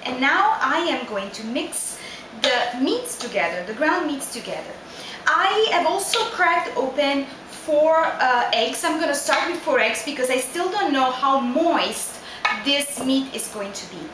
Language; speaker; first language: English; non-native, fluent; Italian